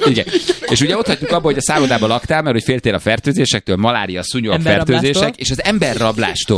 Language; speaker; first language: Hungarian; native; Hungarian